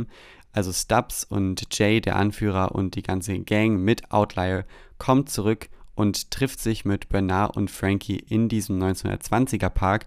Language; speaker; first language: German; native; German